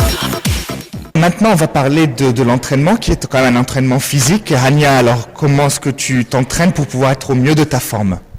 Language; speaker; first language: French; native; French